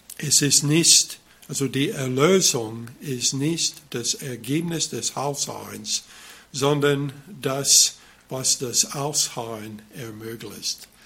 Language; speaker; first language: German; non-native, fluent; English